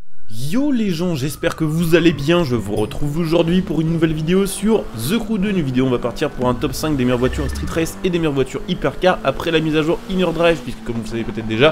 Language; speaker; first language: French; native; French